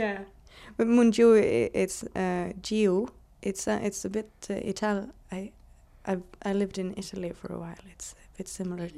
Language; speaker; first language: English; non-native, fluent; Swedish